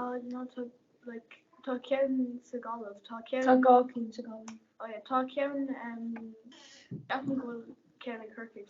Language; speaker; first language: Irish; non-native, local second language; English